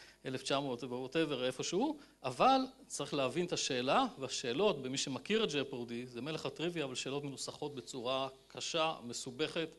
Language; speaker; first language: Hebrew; native; Hebrew